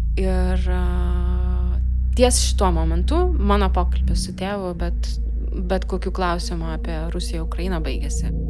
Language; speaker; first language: Lithuanian; non-native, local second language; Russian